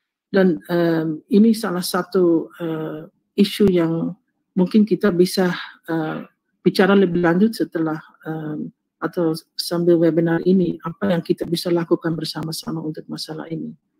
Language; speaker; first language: Indonesian; early bilingual, heritage; Indonesian